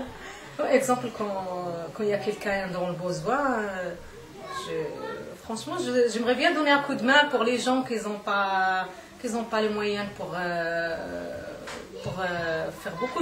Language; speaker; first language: French; non-native, fluent; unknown